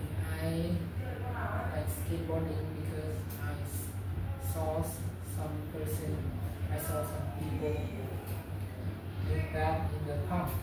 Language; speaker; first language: English; non-native, learner; Vietnamese